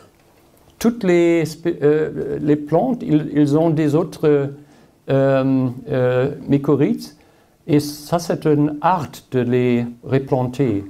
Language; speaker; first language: French; non-native, learner; German